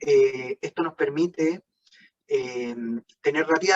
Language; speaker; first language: Spanish; native; Spanish